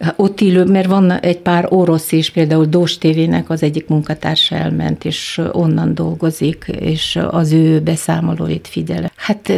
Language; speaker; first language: Hungarian; non-native, fluent; Kyrgyz